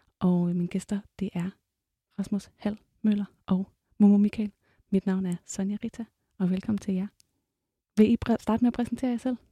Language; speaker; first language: Danish; native; Danish